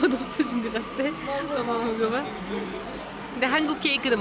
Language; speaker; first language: Korean; non-native, fluent; Kazakh